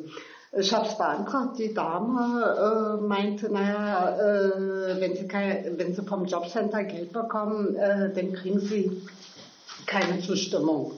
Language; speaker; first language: German; early bilingual, other home language; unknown